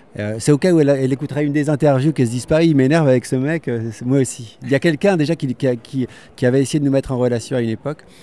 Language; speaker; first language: French; native; French